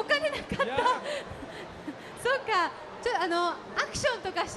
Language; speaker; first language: Japanese; native; Japanese